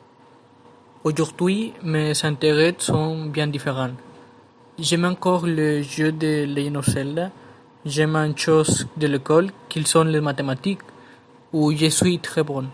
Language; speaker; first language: French; non-native, learner; Spanish